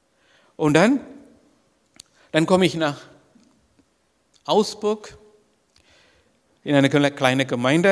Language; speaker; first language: German; non-native, learner; Sinhala